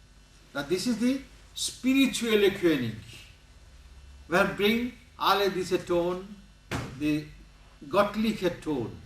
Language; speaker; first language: German; non-native, learner; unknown